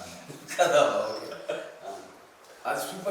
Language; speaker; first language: Telugu; non-native, learner; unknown